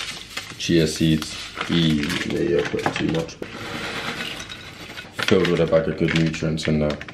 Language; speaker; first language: English; native; English